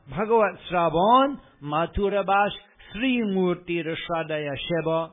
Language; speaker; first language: Bangla; non-native, fluent; English